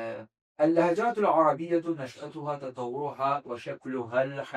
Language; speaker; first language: Arabic; non-native, fluent; Azerbaijani